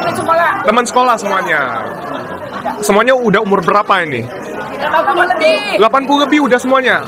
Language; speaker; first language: Indonesian; native; Indonesian